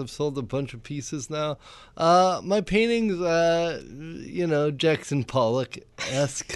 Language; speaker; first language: English; native; English